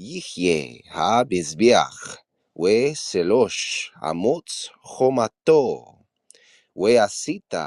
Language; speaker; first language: Hebrew; non-native, learner; English